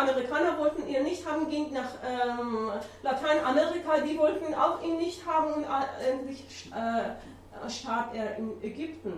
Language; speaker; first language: German; non-native, learner; Persian